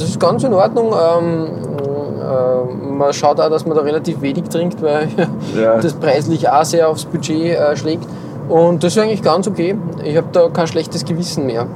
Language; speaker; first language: German; native; German